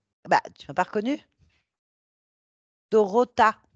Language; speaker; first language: French; native; French